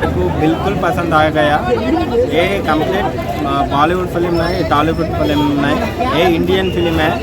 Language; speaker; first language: Hindi; non-native, local second language; Telugu